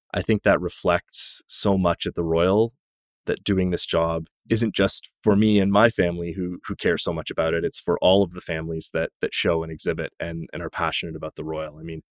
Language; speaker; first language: English; native; English